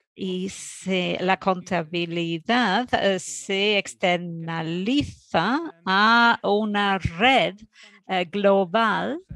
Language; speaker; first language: Spanish; non-native, fluent; Dutch